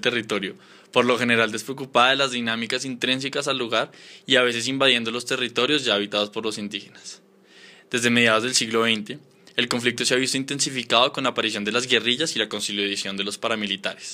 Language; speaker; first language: Spanish; native; Spanish